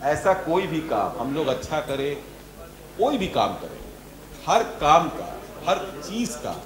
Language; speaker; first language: Hindi; non-native, local second language; Bangla